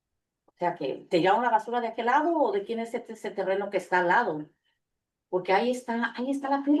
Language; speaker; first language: Spanish; native; Spanish